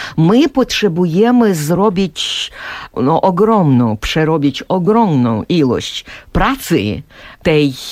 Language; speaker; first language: Polish; non-native, fluent; Ukrainian